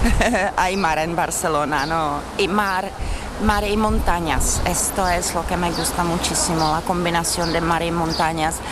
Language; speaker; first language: Spanish; non-native, fluent; Czech